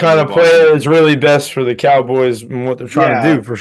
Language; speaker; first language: English; native; English